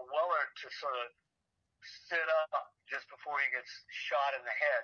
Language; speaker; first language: English; native; English